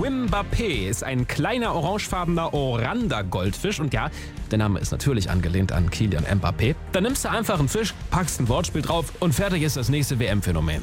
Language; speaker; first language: German; native; German